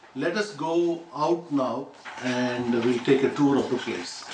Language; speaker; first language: English; non-native, local second language; Tamil